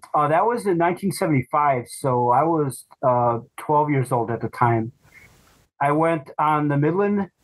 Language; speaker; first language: English; native; English